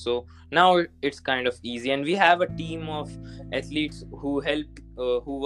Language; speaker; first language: English; non-native, local second language; Hindi